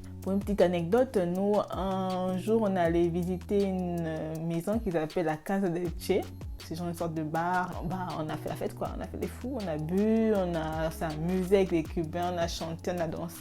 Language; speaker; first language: French; native; French